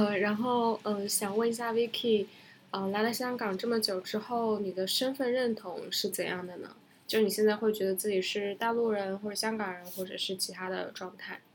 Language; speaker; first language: Chinese; native; Chinese